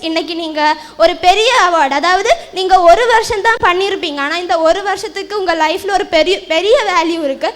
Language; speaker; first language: Tamil; non-native, local second language; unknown